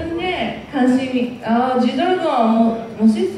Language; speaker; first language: Korean; non-native, learner; Japanese